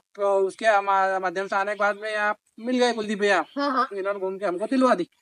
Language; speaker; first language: Hindi; native; Hindi